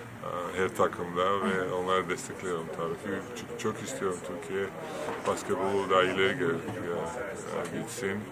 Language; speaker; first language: Turkish; non-native, fluent; Georgian